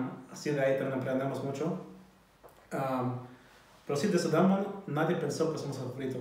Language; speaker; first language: Spanish; non-native, fluent; German